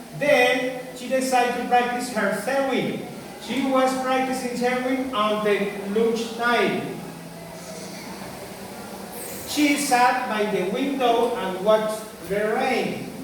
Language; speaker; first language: English; non-native, learner; Spanish